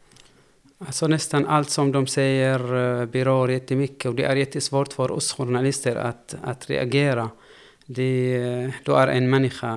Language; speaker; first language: Swedish; non-native, fluent; Arabic